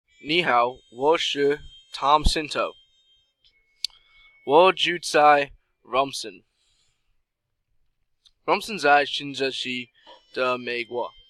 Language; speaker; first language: Chinese; non-native, learner; English